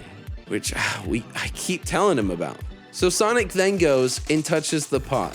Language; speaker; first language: English; native; English